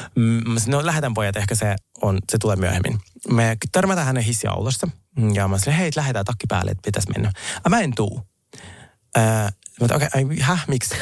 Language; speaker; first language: Finnish; native; Finnish